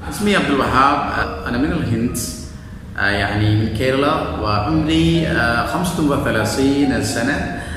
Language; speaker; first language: Arabic; non-native, fluent; Malayalam